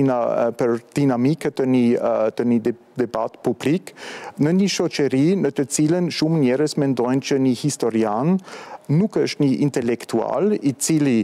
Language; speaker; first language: Albanian; non-native, fluent; German